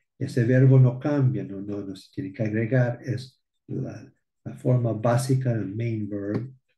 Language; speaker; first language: Spanish; early bilingual, heritage; Spanish